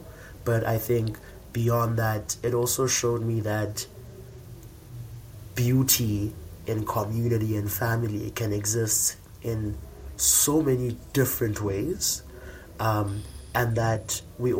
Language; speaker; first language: English; non-native, local second language; Xhosa